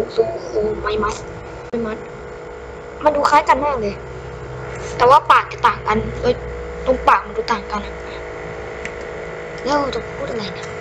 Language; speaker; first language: Thai; native; Thai